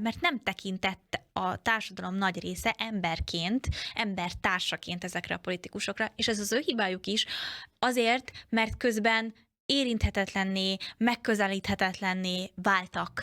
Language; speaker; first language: Hungarian; native; Hungarian